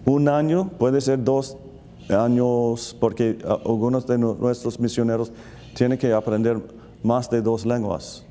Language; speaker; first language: Spanish; non-native, fluent; English